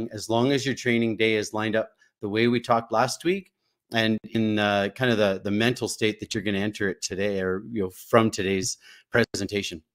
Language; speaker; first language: English; native; English